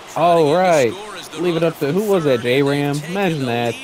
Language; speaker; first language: English; native; English